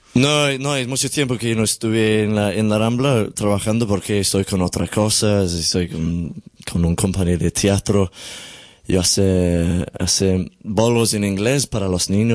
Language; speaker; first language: Spanish; non-native, learner; English